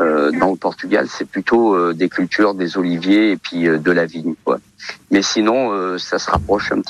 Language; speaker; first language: French; early bilingual, other home language; Portuguese